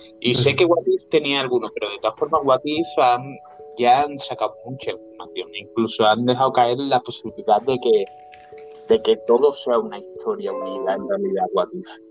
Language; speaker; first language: Spanish; native; Spanish